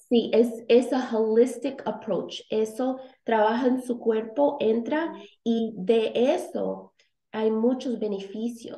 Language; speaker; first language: Spanish; early bilingual, heritage; Spanish